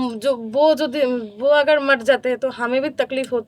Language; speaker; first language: Hindi; non-native, learner; Bangla